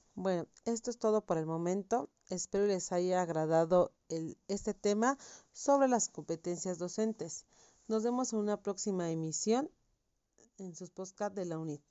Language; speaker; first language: Spanish; native; Spanish